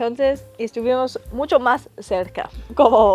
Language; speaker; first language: Spanish; non-native, learner; English